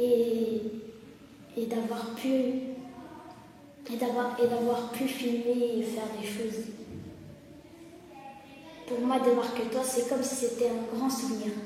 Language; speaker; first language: French; early bilingual, other home language; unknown